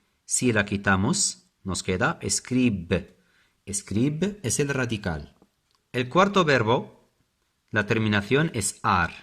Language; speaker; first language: Spanish; non-native, fluent; Arabic